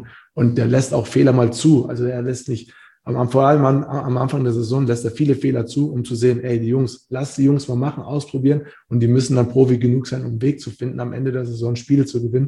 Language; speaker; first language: German; native; German